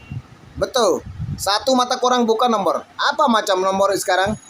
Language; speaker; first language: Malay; non-native, fluent; Bangla